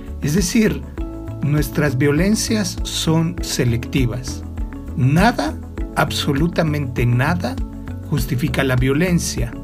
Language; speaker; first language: Spanish; native; Spanish